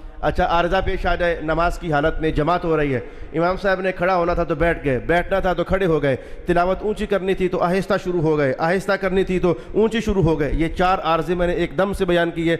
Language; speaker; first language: Urdu; non-native, local second language; Punjabi